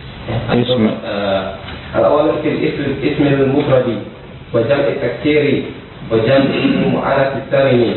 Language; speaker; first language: Arabic; non-native, learner; Indonesian